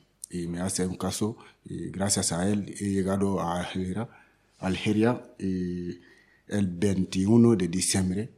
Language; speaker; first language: Spanish; non-native, learner; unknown